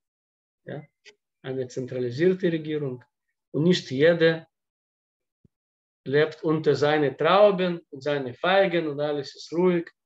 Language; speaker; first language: German; non-native, fluent; Russian